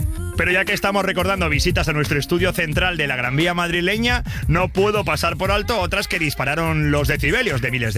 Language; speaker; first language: Spanish; native; Spanish